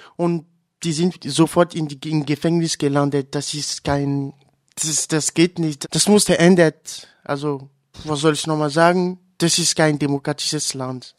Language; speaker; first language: German; non-native, learner; Ewe